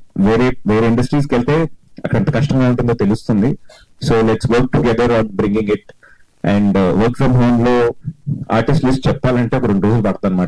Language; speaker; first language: Telugu; native; Telugu